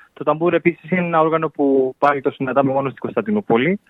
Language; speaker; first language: Greek; native; Greek